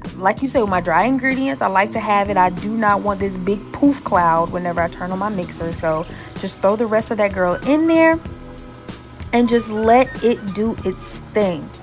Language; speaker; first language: English; native; English